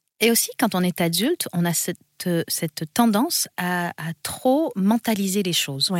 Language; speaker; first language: French; native; French